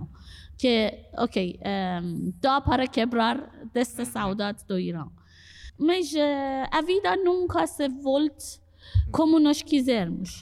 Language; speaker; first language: Portuguese; non-native, fluent; Persian